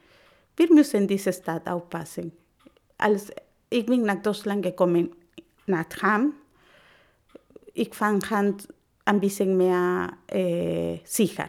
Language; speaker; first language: German; non-native, learner; Spanish